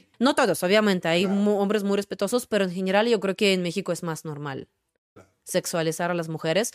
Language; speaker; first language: Spanish; non-native, fluent; Russian